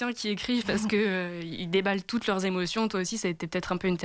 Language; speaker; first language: French; native; French